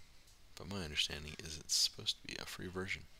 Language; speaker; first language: English; native; English